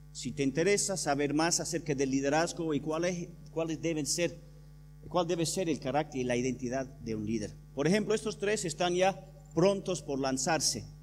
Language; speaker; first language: Spanish; non-native, fluent; English